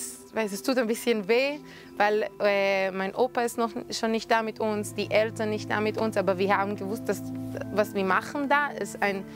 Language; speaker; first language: German; non-native, fluent; Hebrew